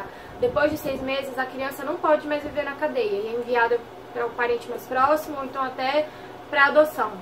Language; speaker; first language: Portuguese; native; Portuguese